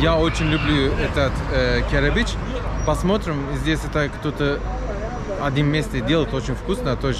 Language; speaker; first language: Russian; non-native, learner; Turkish